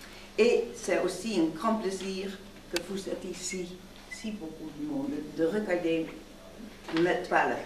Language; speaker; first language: French; non-native, fluent; Dutch